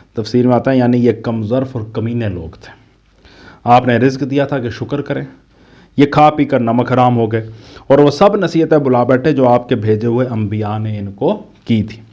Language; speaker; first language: Urdu; native; Urdu